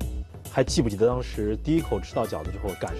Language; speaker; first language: Chinese; native; Chinese